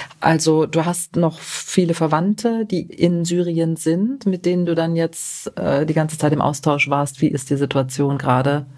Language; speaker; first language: German; native; German